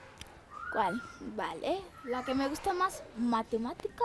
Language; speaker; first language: Spanish; early bilingual, other home language; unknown